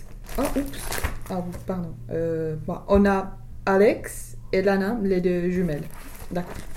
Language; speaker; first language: French; non-native, learner; English